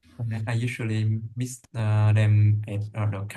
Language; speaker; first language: English; non-native, learner; Vietnamese